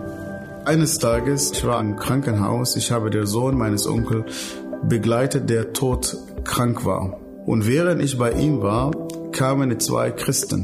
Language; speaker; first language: German; non-native, fluent; Arabic